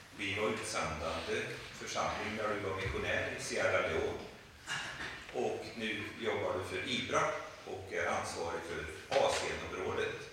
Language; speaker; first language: Swedish; native; Swedish